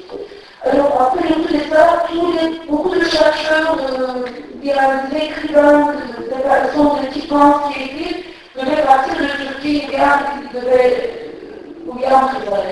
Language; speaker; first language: French; non-native, fluent; Turkish